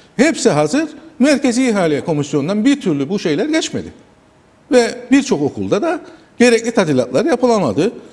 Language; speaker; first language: Turkish; native; Turkish